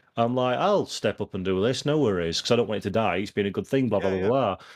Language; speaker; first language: English; native; English